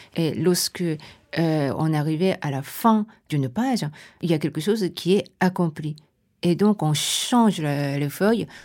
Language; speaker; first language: French; non-native, fluent; Japanese